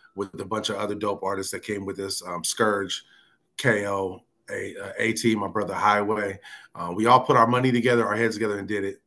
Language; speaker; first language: English; native; English